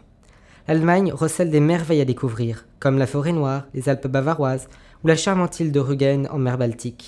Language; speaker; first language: French; native; French